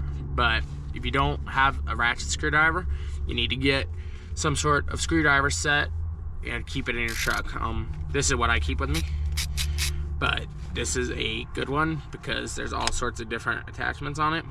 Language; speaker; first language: English; native; English